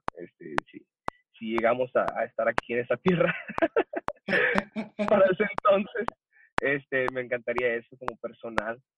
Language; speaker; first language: Spanish; early bilingual, heritage; Spanish